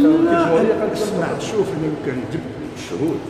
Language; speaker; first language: Arabic; native; Arabic